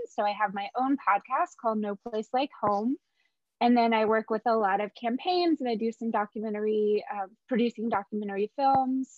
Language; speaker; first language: English; native; English